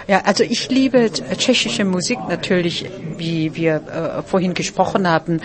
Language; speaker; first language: German; non-native, fluent; Korean